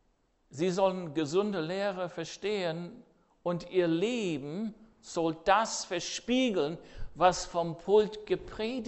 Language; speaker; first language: German; non-native, fluent; English